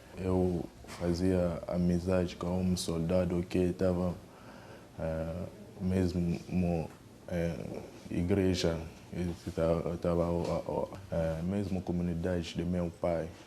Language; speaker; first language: Portuguese; non-native, learner; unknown